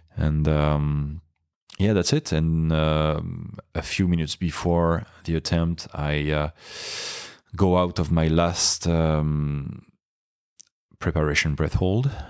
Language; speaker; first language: English; non-native, fluent; French